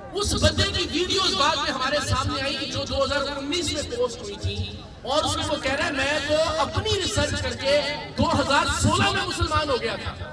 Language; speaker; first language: Urdu; native; Urdu